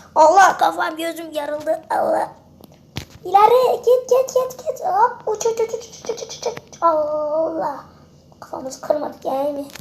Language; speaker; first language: Turkish; native; Turkish